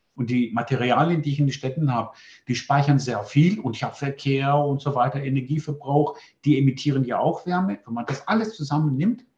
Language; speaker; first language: German; non-native, fluent; Greek